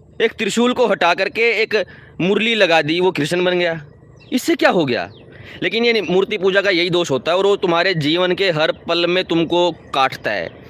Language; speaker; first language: Hindi; native; Hindi